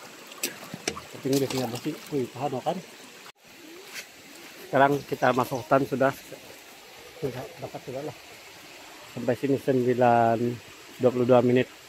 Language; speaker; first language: Indonesian; non-native, local second language; Malay